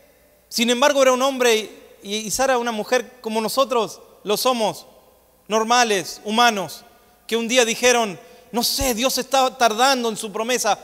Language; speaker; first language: Spanish; native; Spanish